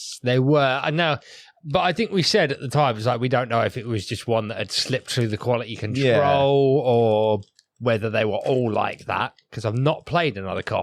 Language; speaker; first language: English; native; English